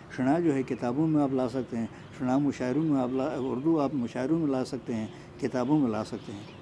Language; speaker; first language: Urdu; non-native, local second language; Shina